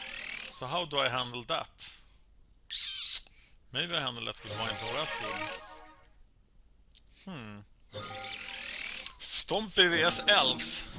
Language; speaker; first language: English; non-native, fluent; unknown